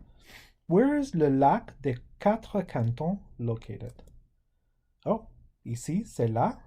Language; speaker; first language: French; non-native, fluent; English